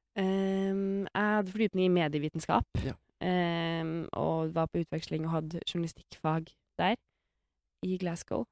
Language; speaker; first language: Norwegian; native; Norwegian